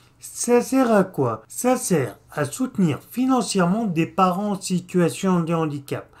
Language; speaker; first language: French; native; French